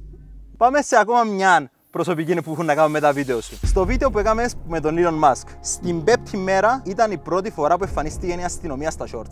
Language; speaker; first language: Greek; native; Greek